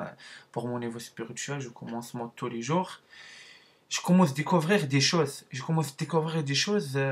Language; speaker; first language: French; non-native, learner; Arabic